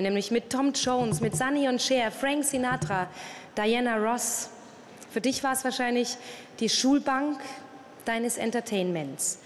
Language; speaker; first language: German; native; German